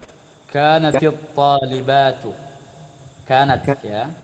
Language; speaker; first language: Arabic; non-native, fluent; Indonesian